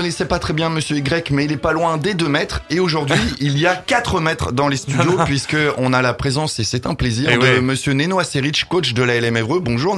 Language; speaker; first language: French; native; French